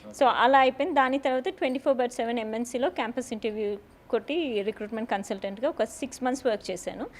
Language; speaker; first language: Telugu; native; Telugu